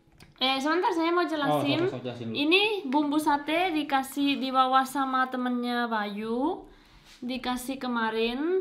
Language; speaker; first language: Indonesian; non-native, fluent; Spanish